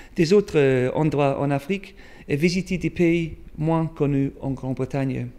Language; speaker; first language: French; non-native, fluent; English